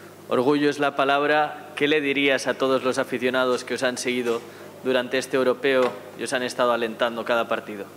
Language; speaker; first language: Spanish; native; Spanish